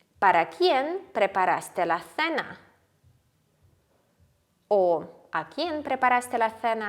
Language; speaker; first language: Spanish; non-native, fluent; Ukrainian